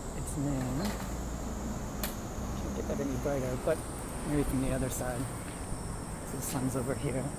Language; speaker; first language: English; native; English